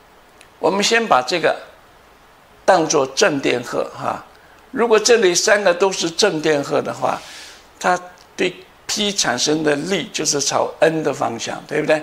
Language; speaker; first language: Chinese; native; Chinese